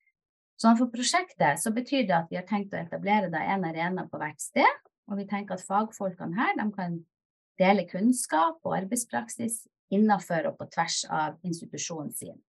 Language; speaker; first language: Norwegian; native; Norwegian